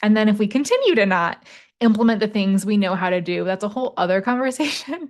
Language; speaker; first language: English; native; English